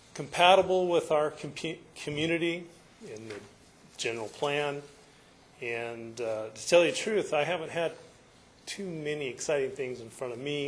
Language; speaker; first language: English; native; English